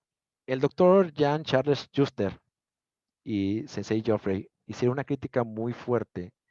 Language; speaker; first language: Spanish; native; Spanish